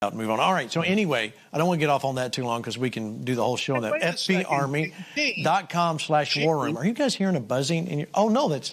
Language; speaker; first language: English; native; English